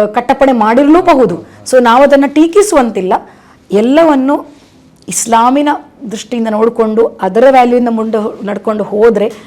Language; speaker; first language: Kannada; non-native, local second language; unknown